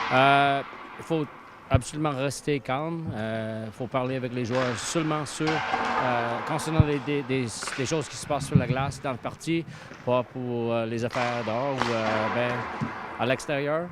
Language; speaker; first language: French; non-native, fluent; English